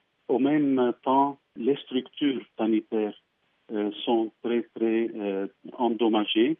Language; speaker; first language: French; non-native, fluent; Arabic